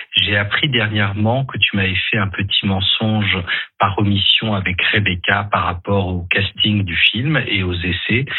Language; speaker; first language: French; native; French